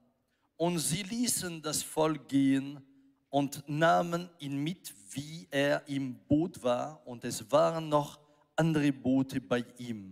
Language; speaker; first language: German; non-native, fluent; French